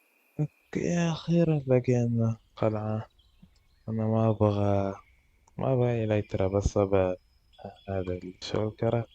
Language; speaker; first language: Arabic; native; Arabic